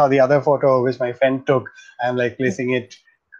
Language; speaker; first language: English; non-native, local second language; Bangla